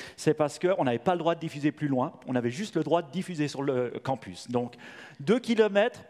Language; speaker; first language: French; native; French